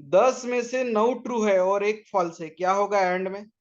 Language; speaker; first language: Hindi; non-native, local second language; Marathi